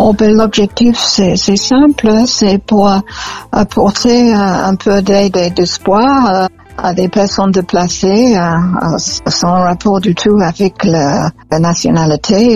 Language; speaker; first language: French; non-native, fluent; English